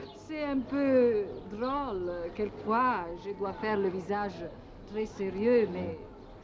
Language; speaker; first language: French; non-native, learner; Italian